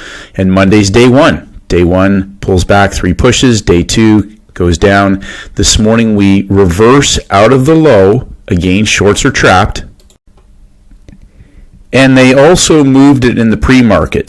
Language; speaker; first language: English; native; English